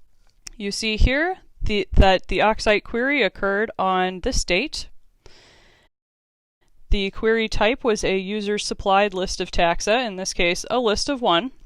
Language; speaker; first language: English; native; English